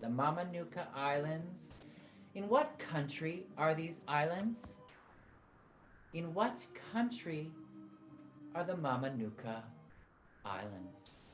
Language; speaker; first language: English; native; English